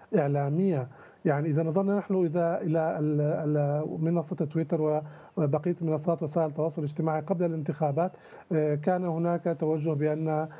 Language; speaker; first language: Arabic; native; Arabic